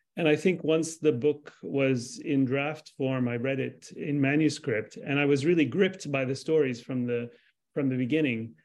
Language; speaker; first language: English; early bilingual, other home language; Arabic